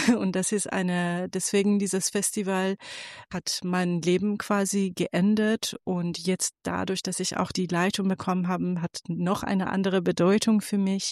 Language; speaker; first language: German; non-native, fluent; Persian